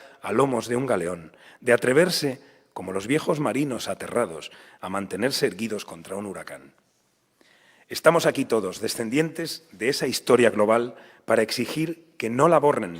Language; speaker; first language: Spanish; native; Spanish